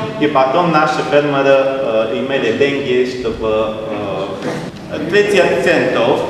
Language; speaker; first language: Russian; non-native, learner; Romanian